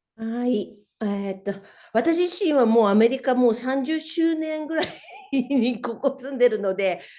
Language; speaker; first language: Japanese; native; Japanese